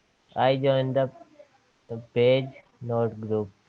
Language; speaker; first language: English; non-native, learner; Urdu